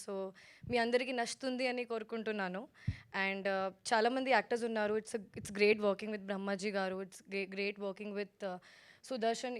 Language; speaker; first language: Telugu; non-native, fluent; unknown